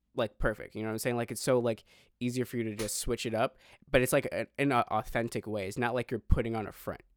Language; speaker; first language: English; native; English